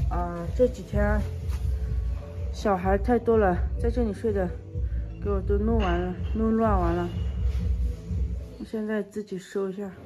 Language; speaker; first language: Chinese; non-native, local second language; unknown